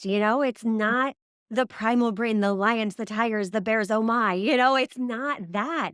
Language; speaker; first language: English; native; English